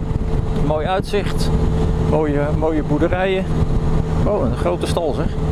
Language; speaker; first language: Dutch; native; Dutch